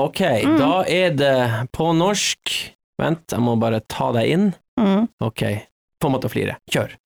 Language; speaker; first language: Norwegian; native; Norwegian